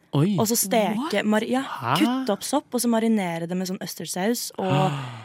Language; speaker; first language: Norwegian; native; Norwegian